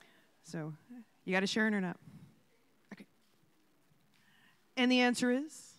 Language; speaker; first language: English; native; English